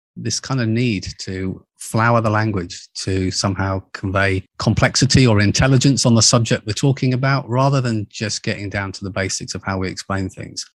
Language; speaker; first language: English; native; English